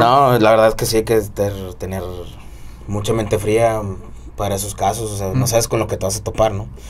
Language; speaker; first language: Spanish; native; Spanish